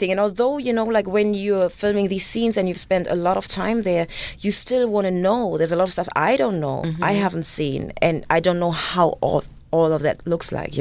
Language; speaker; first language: English; non-native, fluent; German